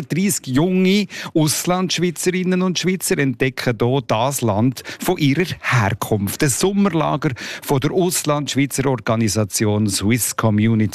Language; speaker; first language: German; native; German